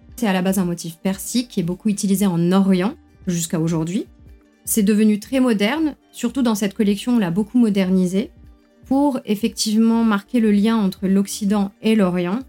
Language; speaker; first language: French; non-native, local second language; Arabic